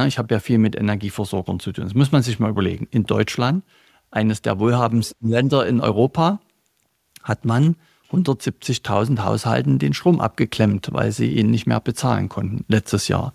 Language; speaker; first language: German; native; German